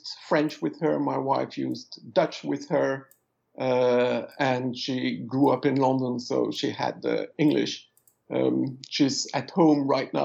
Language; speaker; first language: English; non-native, fluent; French